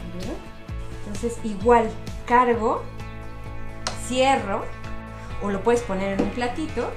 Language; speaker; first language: Spanish; native; Spanish